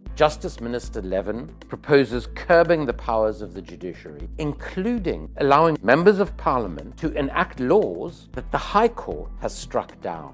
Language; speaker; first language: English; native; English